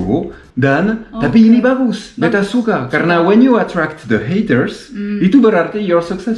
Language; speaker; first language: Indonesian; non-native, learner; French